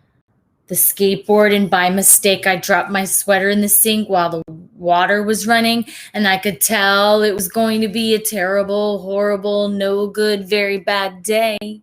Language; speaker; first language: English; native; English